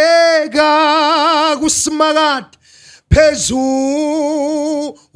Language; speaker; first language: Zulu; native; Zulu